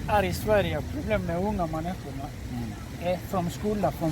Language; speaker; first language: Swedish; early bilingual, other home language; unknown